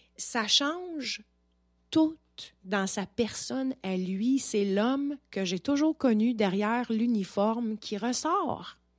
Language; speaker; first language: French; native; French